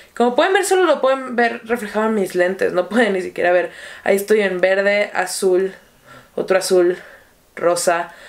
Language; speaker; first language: Spanish; native; Spanish